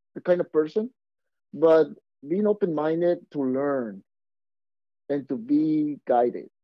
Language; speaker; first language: English; non-native, fluent; Spanish